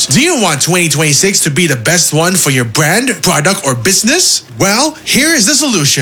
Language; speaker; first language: English; non-native, local second language; Filipino